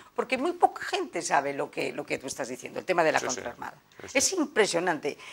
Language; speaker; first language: Spanish; native; Spanish